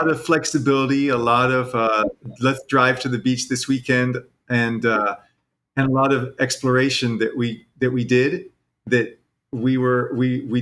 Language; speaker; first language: English; native; English